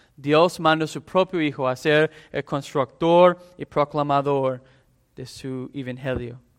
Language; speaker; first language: Spanish; non-native, fluent; English